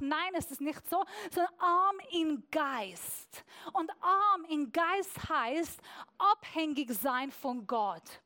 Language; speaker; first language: German; non-native, fluent; Persian